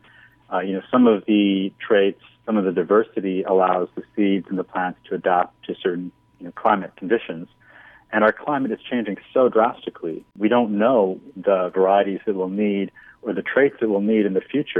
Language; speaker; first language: English; native; English